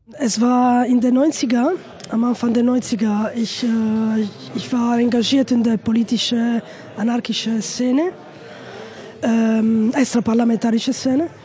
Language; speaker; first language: German; non-native, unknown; Italian